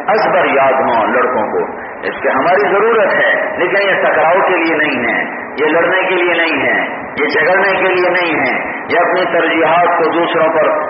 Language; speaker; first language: Urdu; non-native, local second language; Punjabi